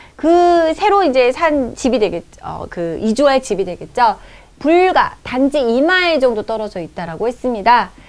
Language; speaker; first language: Korean; native; Korean